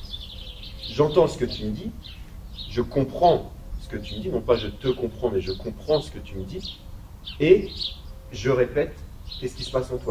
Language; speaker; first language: French; native; French